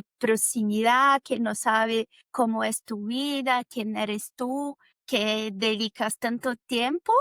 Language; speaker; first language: Spanish; non-native, fluent; Portuguese